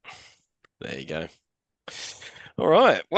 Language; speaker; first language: English; native; English